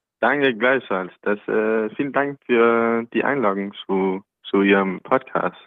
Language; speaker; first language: German; non-native, learner; Danish